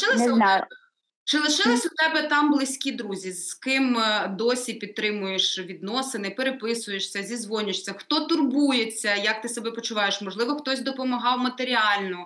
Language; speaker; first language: Ukrainian; native; Ukrainian